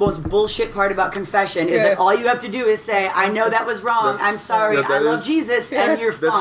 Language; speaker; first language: English; native; English